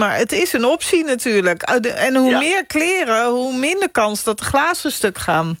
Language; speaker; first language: Dutch; native; Dutch